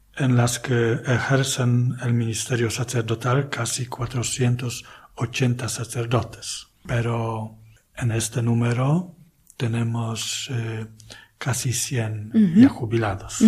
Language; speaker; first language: Spanish; non-native, fluent; Polish